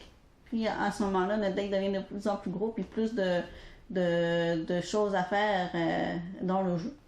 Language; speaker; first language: French; native; French